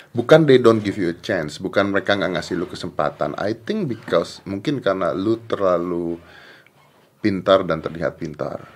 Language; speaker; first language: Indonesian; native; Indonesian